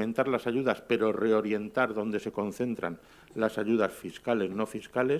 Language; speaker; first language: Spanish; native; Spanish